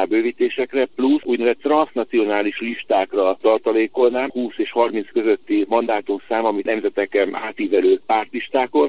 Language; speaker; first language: Hungarian; native; Hungarian